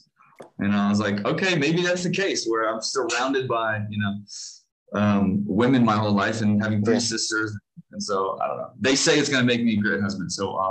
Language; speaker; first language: English; native; English